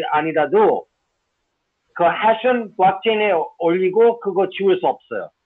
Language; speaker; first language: Korean; non-native, fluent; English